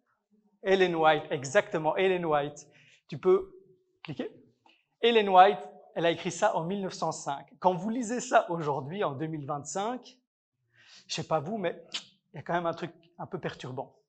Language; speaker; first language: French; native; French